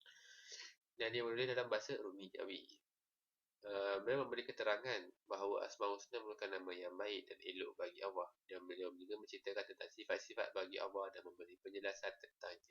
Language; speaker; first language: Malay; native; Malay